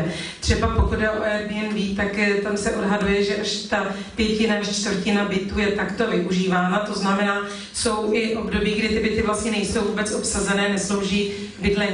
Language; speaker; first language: Czech; native; Czech